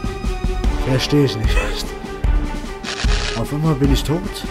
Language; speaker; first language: German; native; German